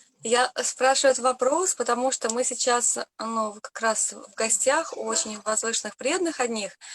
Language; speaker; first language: Russian; native; Russian